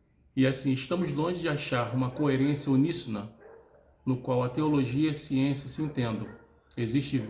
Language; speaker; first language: Portuguese; native; Portuguese